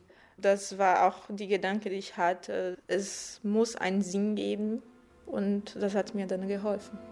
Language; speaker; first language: German; non-native, fluent; Portuguese